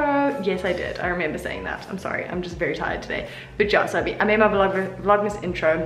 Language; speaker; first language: English; native; English